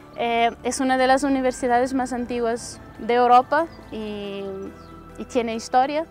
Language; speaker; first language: Spanish; non-native, fluent; Kabuverdianu